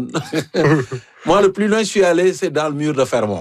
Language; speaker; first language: French; native; French